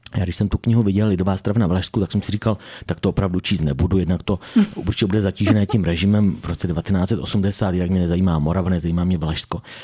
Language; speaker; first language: Czech; native; Czech